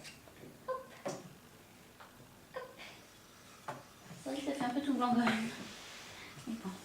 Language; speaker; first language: French; native; French